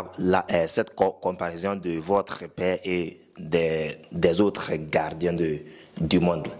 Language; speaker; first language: French; non-native, fluent; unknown